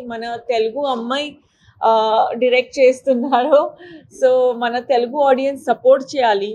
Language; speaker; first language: Telugu; non-native, local second language; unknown